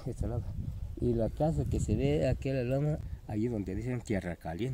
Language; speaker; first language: Spanish; non-native, local second language; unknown